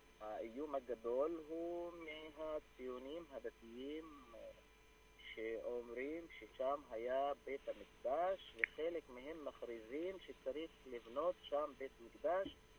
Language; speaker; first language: Hebrew; non-native, local second language; Arabic